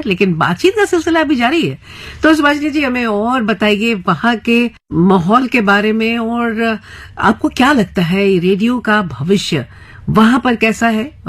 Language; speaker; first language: Hindi; native; Hindi